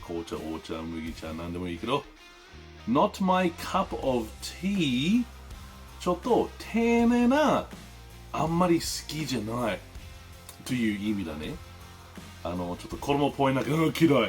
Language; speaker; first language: Japanese; non-native, fluent; English